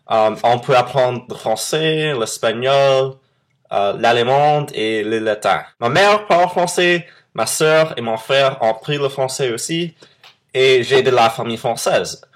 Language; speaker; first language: French; non-native, fluent; English